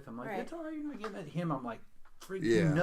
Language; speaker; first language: English; native; English